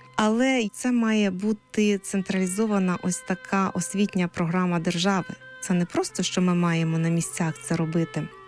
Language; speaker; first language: Ukrainian; native; Ukrainian